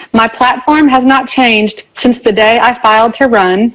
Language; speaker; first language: English; native; English